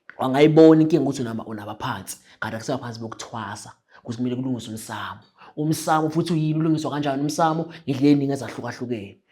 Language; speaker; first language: Zulu; native; Zulu